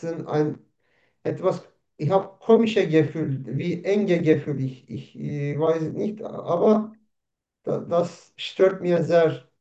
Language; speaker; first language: German; non-native, learner; Turkish